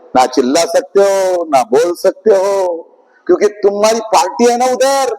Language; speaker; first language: Hindi; non-native, local second language; Marathi